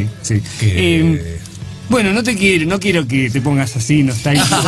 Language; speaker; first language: Spanish; native; Spanish